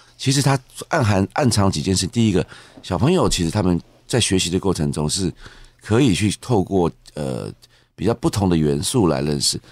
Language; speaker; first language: Chinese; native; Chinese